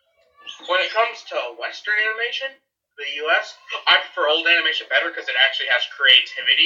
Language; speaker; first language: English; native; English